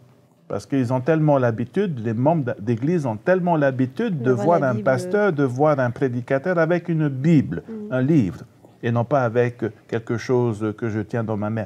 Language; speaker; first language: French; native; French